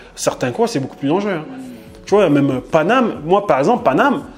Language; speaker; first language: French; native; French